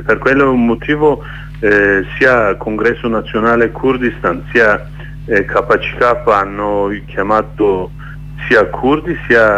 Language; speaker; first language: Italian; non-native, learner; Kurdish